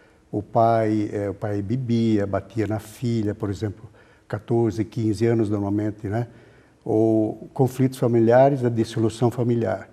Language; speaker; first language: Portuguese; native; Portuguese